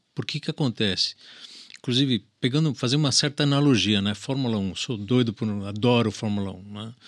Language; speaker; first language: Portuguese; early bilingual, other home language; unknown